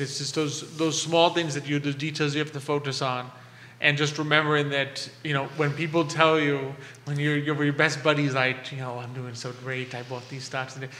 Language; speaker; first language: English; native; English